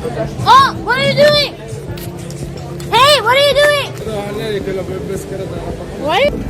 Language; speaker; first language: English; non-native, fluent; Korean